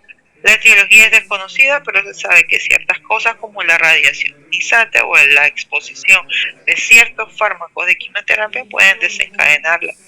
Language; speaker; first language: Spanish; native; Spanish